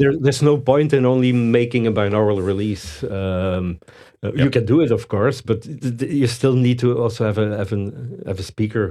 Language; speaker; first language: English; non-native, fluent; Dutch